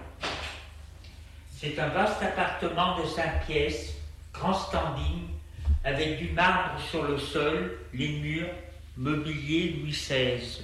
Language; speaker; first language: French; native; French